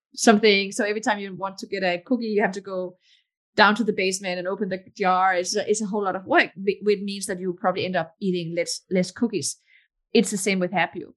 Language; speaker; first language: English; non-native, fluent; Danish